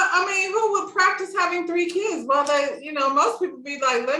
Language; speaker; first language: English; native; English